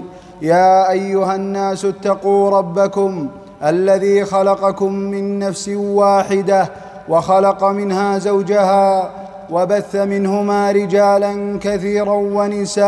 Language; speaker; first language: Arabic; native; Arabic